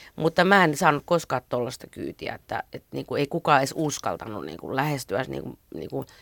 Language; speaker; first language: Finnish; native; Finnish